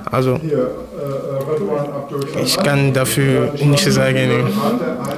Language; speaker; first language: German; non-native, learner; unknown